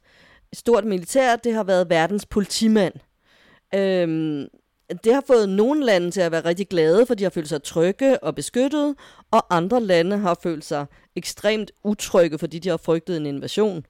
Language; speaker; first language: Danish; native; Danish